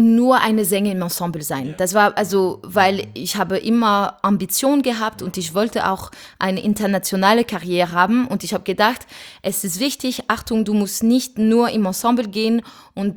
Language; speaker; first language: German; non-native, fluent; French